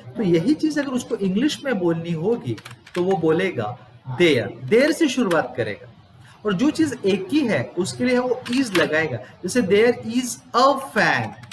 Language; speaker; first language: Hindi; non-native, local second language; Gujarati